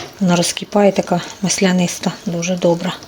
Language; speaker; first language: Ukrainian; native; Ukrainian